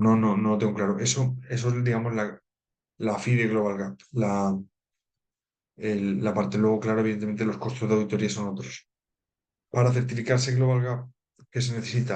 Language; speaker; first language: Spanish; native; Spanish